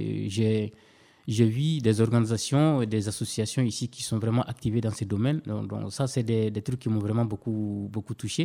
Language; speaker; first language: French; non-native, local second language; Bambara